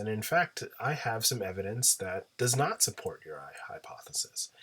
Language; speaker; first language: English; native; English